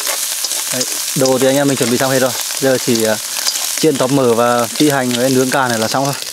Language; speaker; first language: Vietnamese; native; Vietnamese